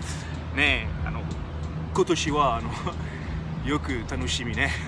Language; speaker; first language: Japanese; non-native, learner; French